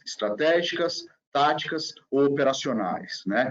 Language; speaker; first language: Portuguese; native; Portuguese